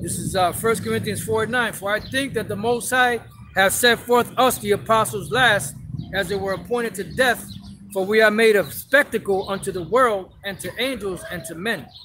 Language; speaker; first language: English; native; English